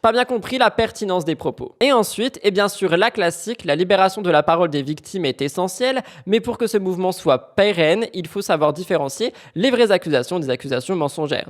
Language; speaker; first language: French; native; French